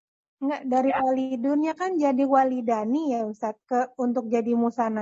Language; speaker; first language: Indonesian; native; Indonesian